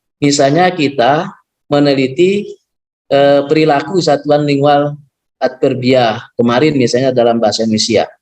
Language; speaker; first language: Indonesian; non-native, local second language; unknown